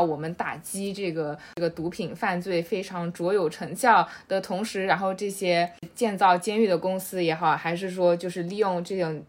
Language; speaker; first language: Chinese; native; Chinese